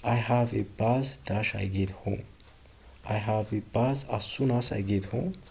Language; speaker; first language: English; non-native, local second language; Amharic